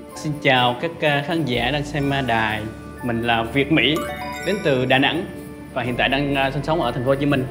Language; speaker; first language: Vietnamese; native; Vietnamese